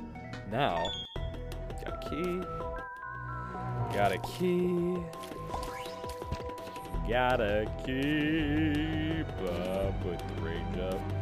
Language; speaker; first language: English; native; English